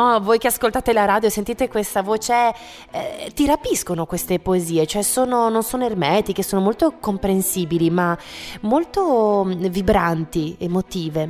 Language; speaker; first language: Italian; native; Italian